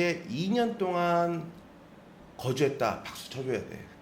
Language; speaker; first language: Korean; native; Korean